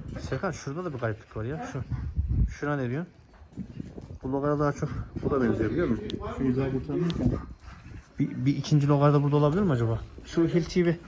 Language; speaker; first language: Turkish; native; Turkish